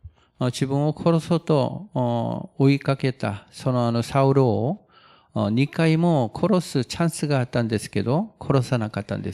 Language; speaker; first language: Japanese; non-native, fluent; Korean